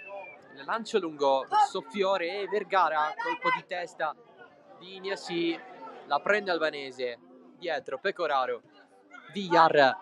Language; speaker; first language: Italian; native; Italian